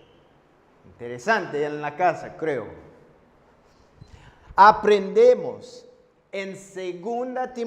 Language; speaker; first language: Spanish; non-native, fluent; English